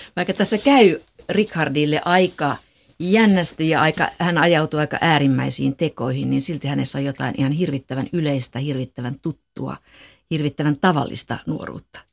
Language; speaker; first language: Finnish; native; Finnish